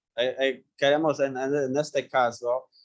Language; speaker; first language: Spanish; non-native, learner; Polish